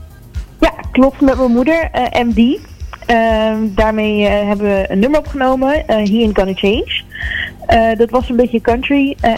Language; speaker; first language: Dutch; native; Dutch